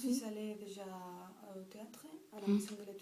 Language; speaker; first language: French; non-native, fluent; Spanish